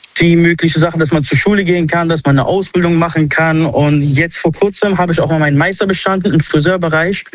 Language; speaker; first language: German; early bilingual, other home language; Arabic